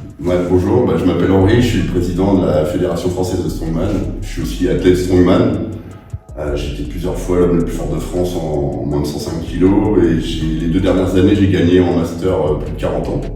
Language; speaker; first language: French; native; French